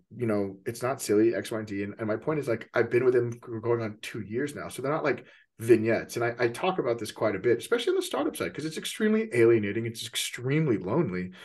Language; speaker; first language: English; native; English